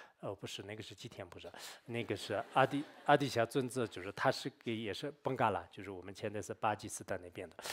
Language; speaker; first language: Chinese; non-native, local second language; Tibetan